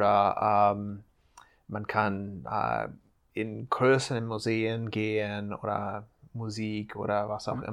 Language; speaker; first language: German; non-native, fluent; English